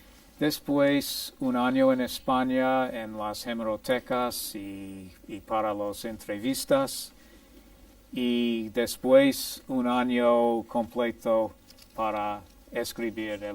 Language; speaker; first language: Spanish; non-native, fluent; English